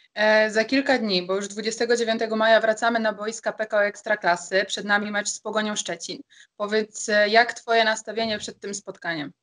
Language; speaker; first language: Polish; native; Polish